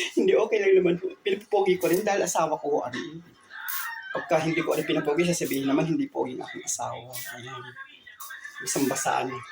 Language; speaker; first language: Filipino; native; Filipino